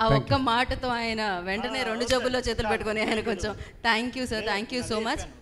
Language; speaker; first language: Telugu; native; Telugu